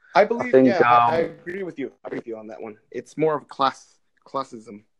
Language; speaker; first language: English; non-native, fluent; Vietnamese